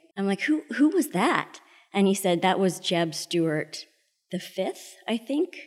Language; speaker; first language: English; early bilingual, other home language; Spanish